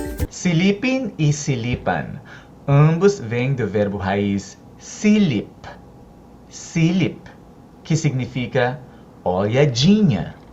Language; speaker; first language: Portuguese; non-native, learner; Filipino